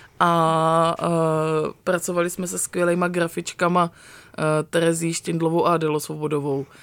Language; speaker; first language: Czech; native; Czech